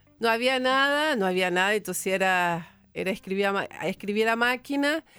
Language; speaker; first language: Spanish; non-native, fluent; Portuguese